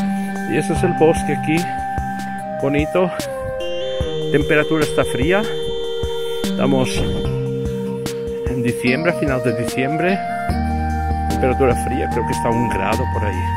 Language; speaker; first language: Spanish; non-native, fluent; Portuguese